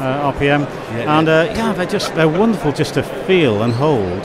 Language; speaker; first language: English; native; English